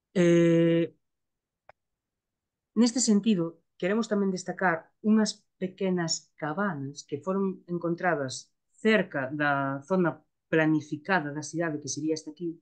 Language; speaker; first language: Portuguese; non-native, learner; Galician